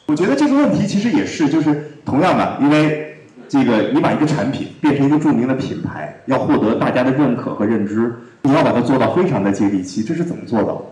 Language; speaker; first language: Chinese; native; Chinese